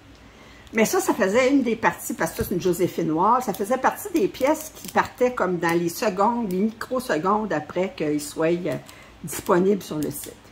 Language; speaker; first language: French; native; French